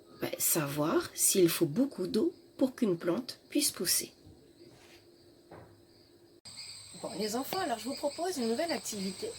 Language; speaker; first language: French; native; French